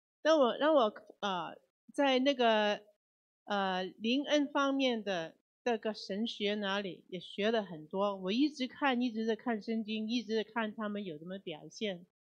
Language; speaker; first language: Chinese; non-native, fluent; Cantonese